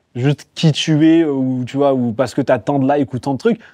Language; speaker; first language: French; native; French